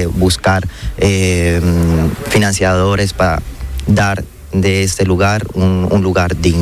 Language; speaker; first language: Spanish; native; Spanish